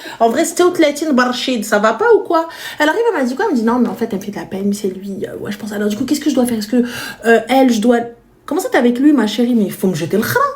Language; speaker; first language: French; native; French